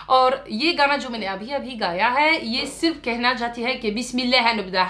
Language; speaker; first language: Hindi; non-native, learner; Riffian